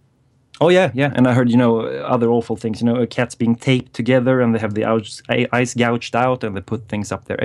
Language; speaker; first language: English; non-native, fluent; Swedish